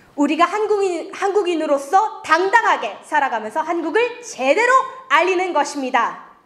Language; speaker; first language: Korean; early bilingual, other home language; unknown